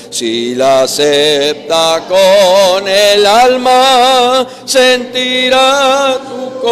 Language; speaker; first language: Spanish; native; Spanish